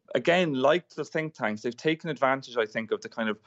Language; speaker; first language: English; native; English